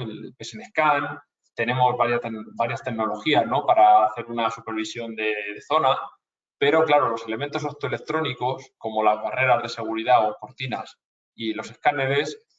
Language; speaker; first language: Spanish; native; Spanish